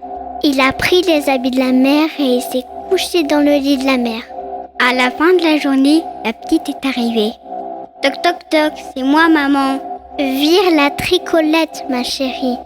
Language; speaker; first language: French; native; French